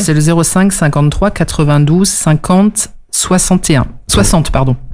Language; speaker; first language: French; native; French